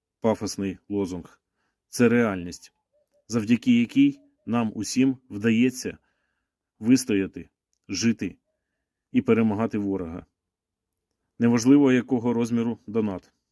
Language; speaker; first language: Ukrainian; native; Ukrainian